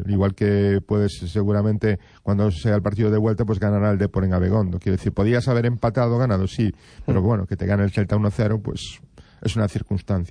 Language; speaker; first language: Spanish; native; Spanish